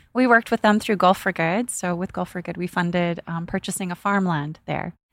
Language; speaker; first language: English; native; English